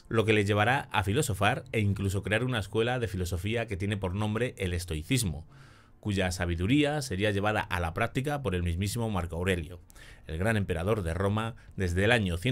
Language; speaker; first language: Spanish; native; Spanish